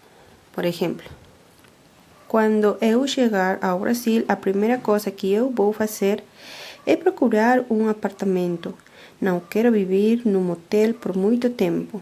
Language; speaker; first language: Portuguese; non-native, fluent; Spanish